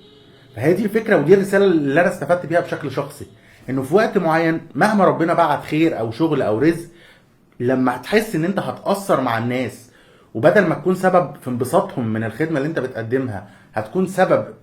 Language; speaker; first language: Arabic; native; Arabic